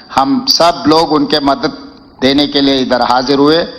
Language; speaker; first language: Hindi; non-native, local second language; Telugu